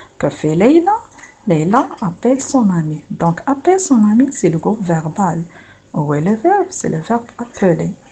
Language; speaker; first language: French; non-native, local second language; Arabic